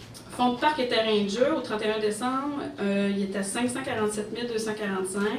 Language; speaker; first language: French; native; French